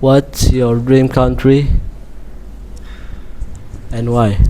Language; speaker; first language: English; non-native, learner; Indonesian